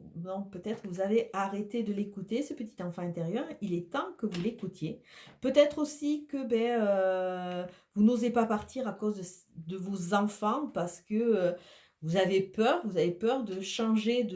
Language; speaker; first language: French; native; French